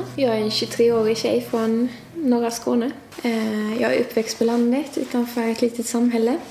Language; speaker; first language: Swedish; native; Swedish